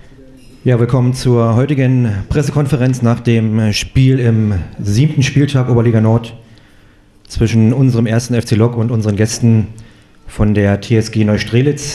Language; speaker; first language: German; native; German